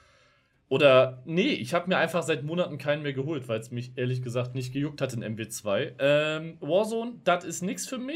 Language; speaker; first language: German; native; German